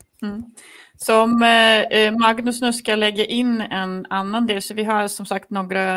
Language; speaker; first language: Swedish; non-native, fluent; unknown